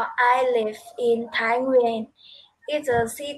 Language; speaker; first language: English; non-native, learner; Vietnamese